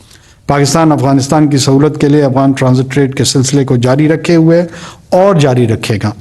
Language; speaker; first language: Urdu; non-native, local second language; Pashto